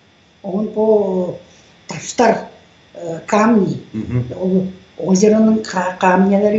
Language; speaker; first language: Russian; non-native, local second language; Tuvinian